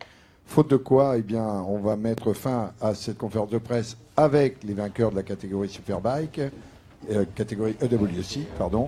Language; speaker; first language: French; native; French